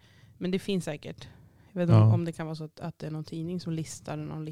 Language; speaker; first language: Swedish; native; Swedish